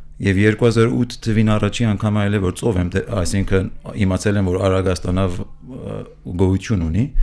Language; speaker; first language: Armenian; early bilingual, heritage; Armenian